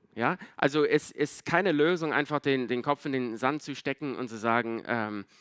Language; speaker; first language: German; non-native, fluent; English